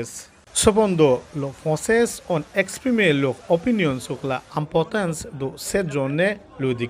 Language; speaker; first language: French; non-native, local second language; Bangla